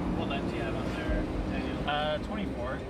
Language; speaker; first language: English; non-native, local second language; French